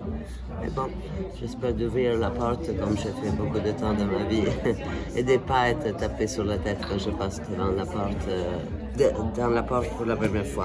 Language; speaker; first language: French; non-native, fluent; Italian